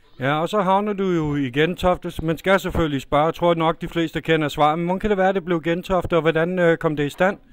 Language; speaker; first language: Danish; native; Danish